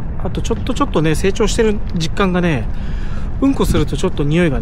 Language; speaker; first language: Japanese; native; Japanese